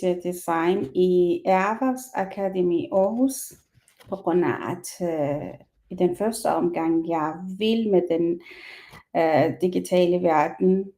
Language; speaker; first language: Danish; non-native, learner; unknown